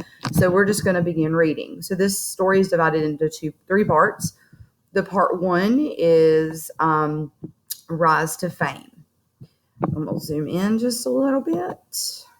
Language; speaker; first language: English; native; English